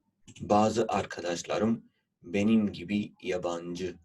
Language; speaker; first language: Turkish; non-native, fluent; Urdu